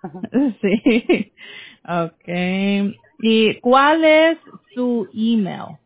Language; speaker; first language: Spanish; early bilingual, heritage; Spanish